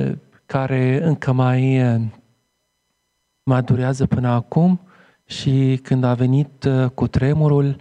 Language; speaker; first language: Romanian; non-native, fluent; Arabic